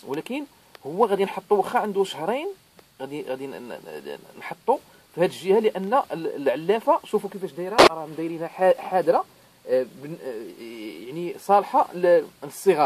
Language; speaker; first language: Arabic; native; Arabic